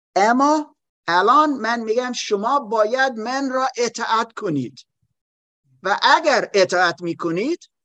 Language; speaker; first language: Persian; non-native, learner; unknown